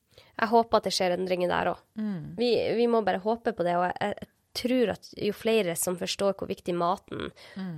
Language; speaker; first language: Norwegian; native; Norwegian